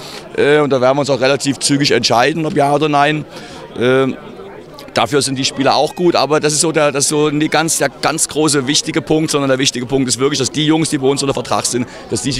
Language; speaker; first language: German; native; German